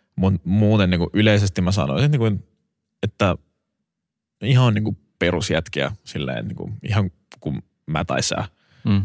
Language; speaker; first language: Finnish; native; Finnish